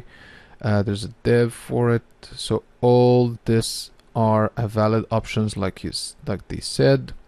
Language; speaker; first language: English; non-native, fluent; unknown